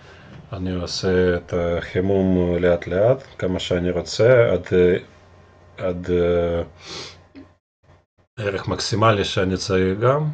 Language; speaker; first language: Hebrew; non-native, fluent; Russian